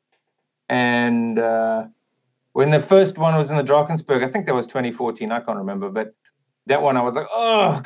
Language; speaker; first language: English; native; English